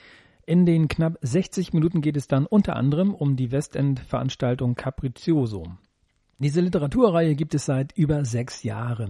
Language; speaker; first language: German; native; German